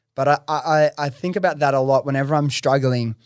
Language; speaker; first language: English; native; English